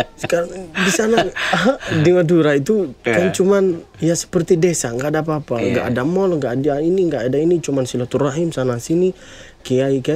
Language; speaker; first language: Indonesian; non-native, fluent; Arabic